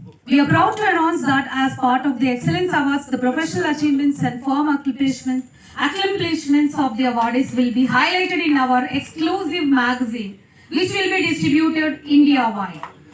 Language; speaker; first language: English; non-native, local second language; Telugu